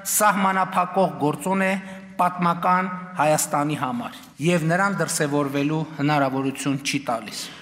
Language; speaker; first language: Armenian; native; Armenian